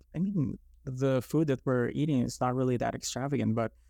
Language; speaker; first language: English; non-native, local second language; Filipino